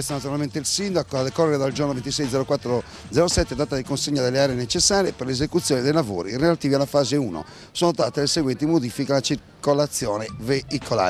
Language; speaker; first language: Italian; native; Italian